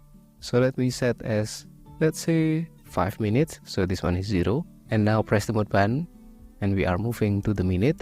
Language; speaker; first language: English; non-native, fluent; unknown